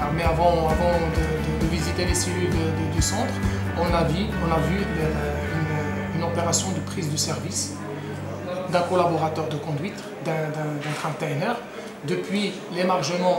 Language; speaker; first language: French; non-native, local second language; Arabic